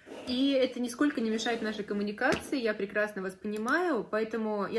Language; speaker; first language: Russian; native; Russian